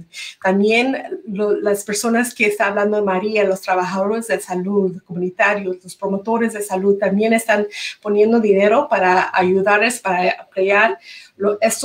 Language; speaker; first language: Spanish; early bilingual, heritage; Spanish